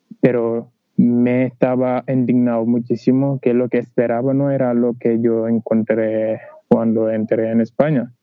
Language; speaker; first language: Spanish; non-native, learner; Wolof